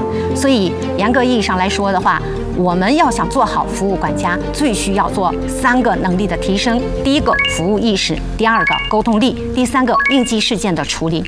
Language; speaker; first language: Chinese; native; Chinese